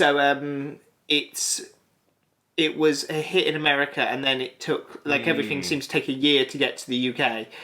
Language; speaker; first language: English; native; English